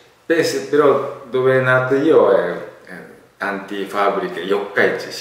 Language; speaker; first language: Italian; non-native, learner; Japanese